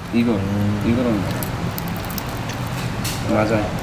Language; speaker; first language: Korean; non-native, fluent; Urdu